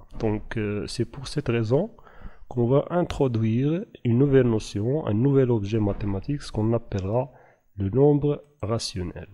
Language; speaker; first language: French; non-native, local second language; Arabic